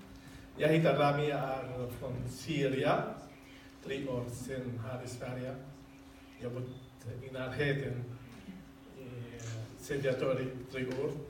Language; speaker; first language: Swedish; non-native, learner; Arabic